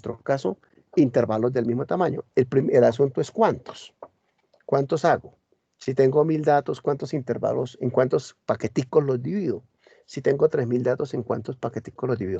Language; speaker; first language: Spanish; native; Spanish